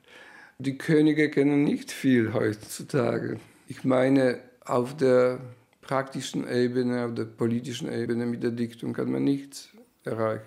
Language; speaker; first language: German; non-native, fluent; Polish